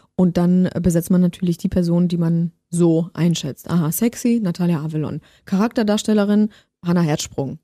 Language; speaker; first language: German; early bilingual, other home language; Polish